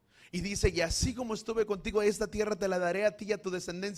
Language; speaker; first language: Spanish; native; Spanish